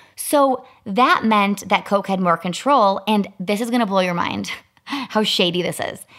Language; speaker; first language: English; native; English